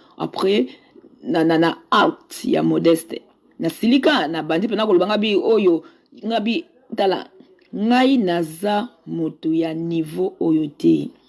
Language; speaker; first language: Lingala; non-native, fluent; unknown